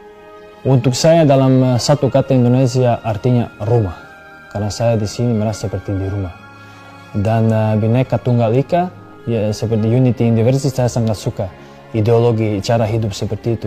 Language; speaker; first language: Indonesian; non-native, fluent; Serbian